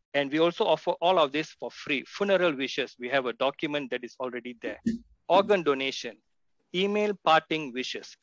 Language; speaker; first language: English; non-native, local second language; Tamil